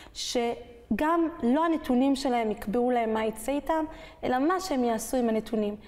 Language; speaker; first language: Hebrew; early bilingual, other home language; French